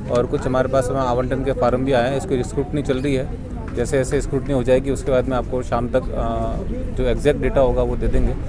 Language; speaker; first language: Hindi; native; Hindi